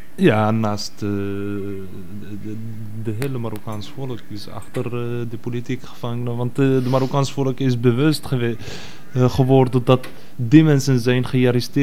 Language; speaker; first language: Dutch; non-native, fluent; Arabic